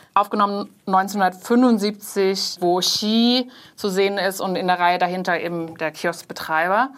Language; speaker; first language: German; non-native, fluent; Chinese